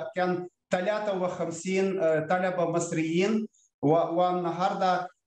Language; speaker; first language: Arabic; non-native, fluent; Ukrainian